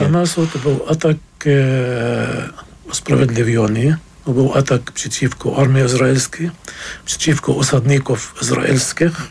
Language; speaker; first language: Polish; non-native, fluent; Arabic